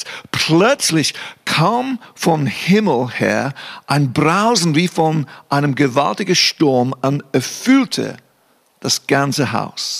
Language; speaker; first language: German; non-native, fluent; English